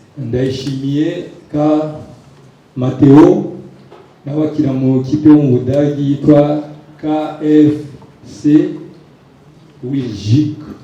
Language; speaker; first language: Kinyarwanda; native; Kinyarwanda